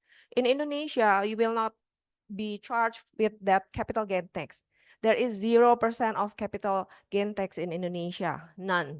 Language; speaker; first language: English; non-native, fluent; Indonesian